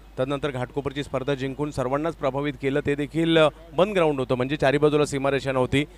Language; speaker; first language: Marathi; native; Marathi